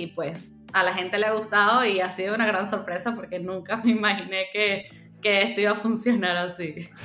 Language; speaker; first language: Spanish; native; Spanish